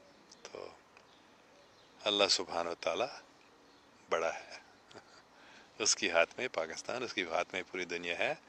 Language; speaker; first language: Hindi; non-native, fluent; English